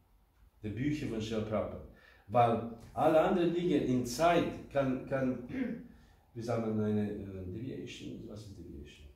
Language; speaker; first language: German; non-native, fluent; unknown